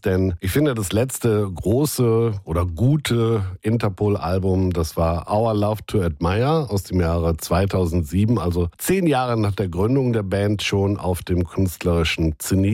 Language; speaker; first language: German; native; German